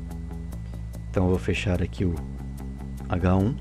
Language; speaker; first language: Portuguese; native; Portuguese